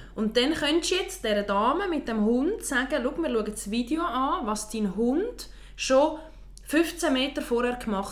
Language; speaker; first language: German; native; German